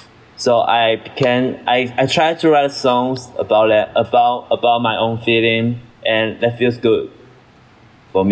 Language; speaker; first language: English; non-native, learner; Chinese